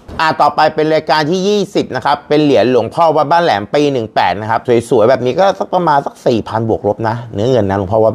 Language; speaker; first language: Thai; native; Thai